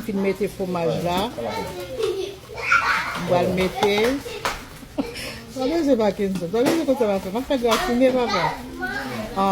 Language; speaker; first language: French; non-native, local second language; Haitian Creole